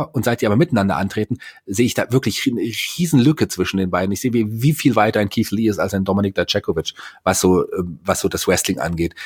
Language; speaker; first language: German; native; German